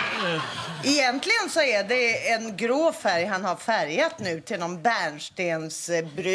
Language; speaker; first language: Swedish; native; Swedish